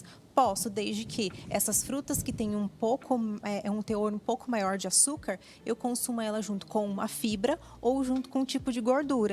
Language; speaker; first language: Portuguese; native; Portuguese